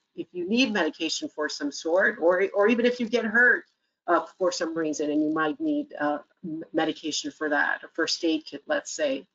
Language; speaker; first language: English; native; English